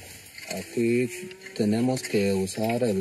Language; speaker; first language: Spanish; non-native, local second language; Plautdietsch